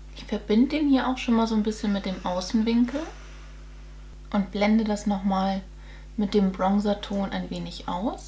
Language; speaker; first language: German; native; German